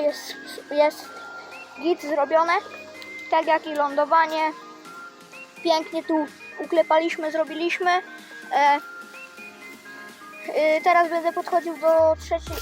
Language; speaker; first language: Polish; native; Polish